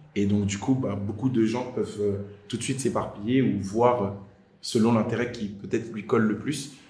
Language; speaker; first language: French; native; French